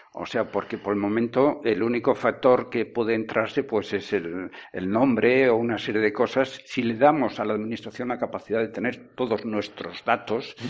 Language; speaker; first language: Spanish; native; Spanish